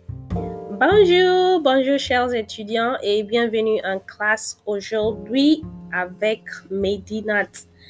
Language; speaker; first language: French; non-native, fluent; Yoruba